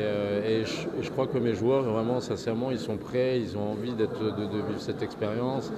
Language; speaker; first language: French; non-native, local second language; Arabic